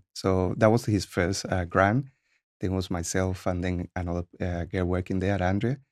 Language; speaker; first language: English; non-native, fluent; Spanish